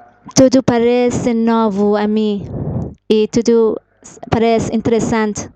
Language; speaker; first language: Portuguese; non-native, fluent; Persian